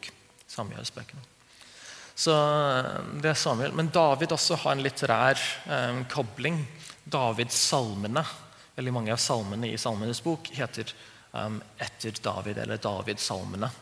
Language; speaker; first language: Norwegian; non-native, fluent; English